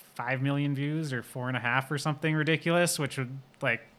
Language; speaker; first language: English; native; English